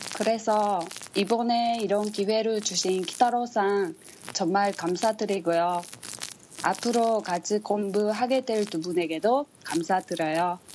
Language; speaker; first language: Korean; non-native, learner; Japanese